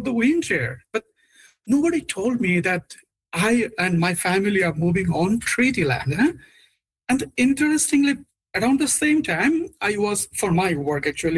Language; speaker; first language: English; non-native, local second language; Bangla